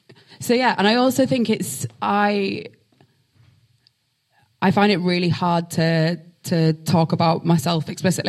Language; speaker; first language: English; native; English